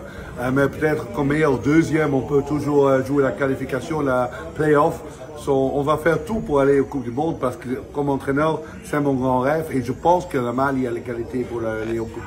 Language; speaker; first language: French; non-native, fluent; Dutch